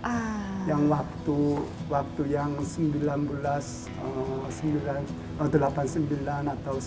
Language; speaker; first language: Indonesian; non-native, fluent; Korean